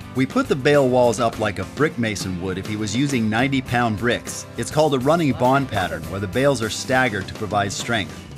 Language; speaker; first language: English; native; English